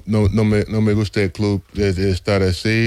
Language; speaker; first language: Spanish; non-native, fluent; English